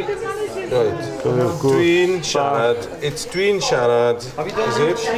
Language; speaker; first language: Welsh; non-native, learner; English